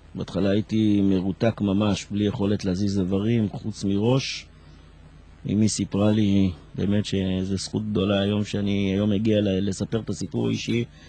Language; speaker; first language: Hebrew; early bilingual, other home language; Arabic